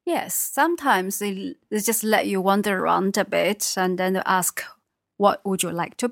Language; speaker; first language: English; non-native, fluent; Chinese